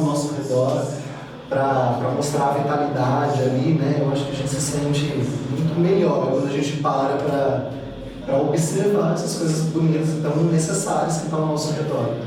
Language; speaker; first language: Portuguese; native; Portuguese